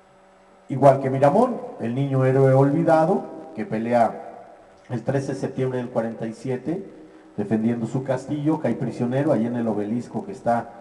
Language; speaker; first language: Spanish; native; Spanish